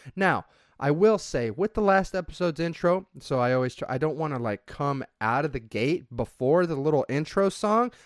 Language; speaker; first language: English; native; English